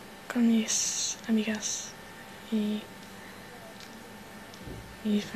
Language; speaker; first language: Spanish; non-native, learner; English